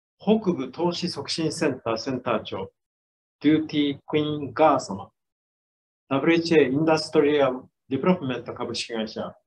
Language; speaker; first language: Japanese; native; Japanese